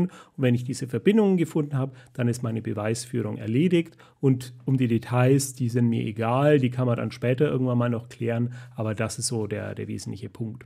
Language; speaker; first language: German; native; German